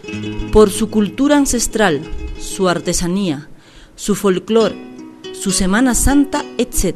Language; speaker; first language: Spanish; native; Spanish